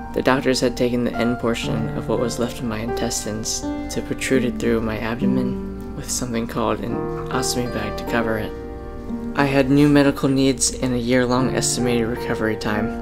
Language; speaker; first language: English; native; English